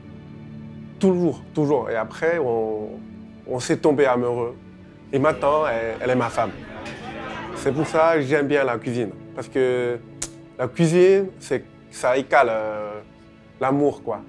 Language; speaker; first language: French; non-native, fluent; Chinese